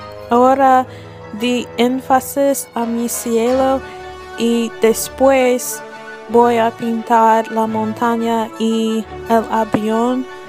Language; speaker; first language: Spanish; non-native, learner; English